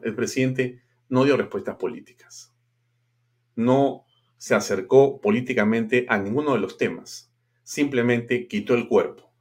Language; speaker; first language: Spanish; native; Spanish